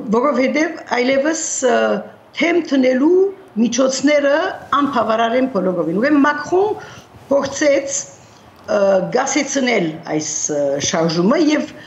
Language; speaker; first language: Armenian; early bilingual, heritage; Armenian